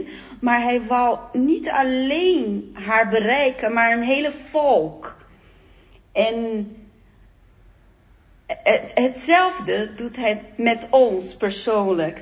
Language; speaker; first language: Dutch; non-native, fluent; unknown